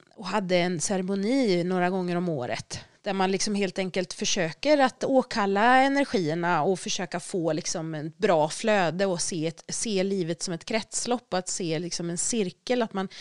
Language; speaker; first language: Swedish; native; Swedish